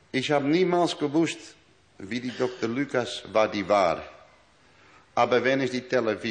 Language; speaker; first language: German; non-native, learner; Dutch